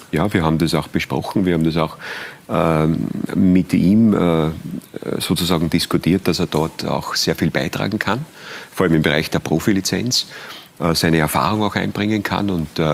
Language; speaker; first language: German; native; German